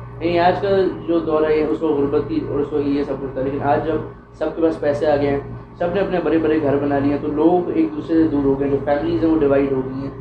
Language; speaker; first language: Urdu; non-native, local second language; Pahari-Potwari